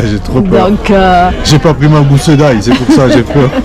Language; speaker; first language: French; native; French